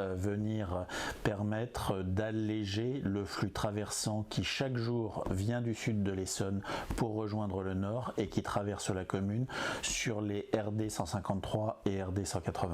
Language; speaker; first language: French; native; French